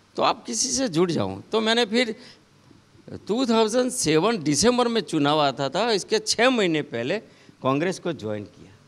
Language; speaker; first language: Hindi; non-native, local second language; Gujarati